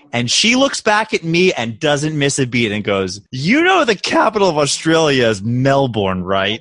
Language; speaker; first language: English; native; English